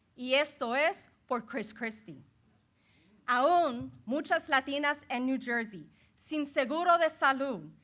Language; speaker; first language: Spanish; early bilingual, heritage; Spanish